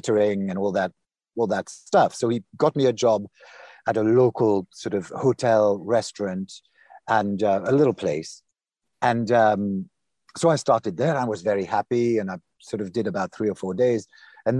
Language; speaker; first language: English; non-native, fluent; French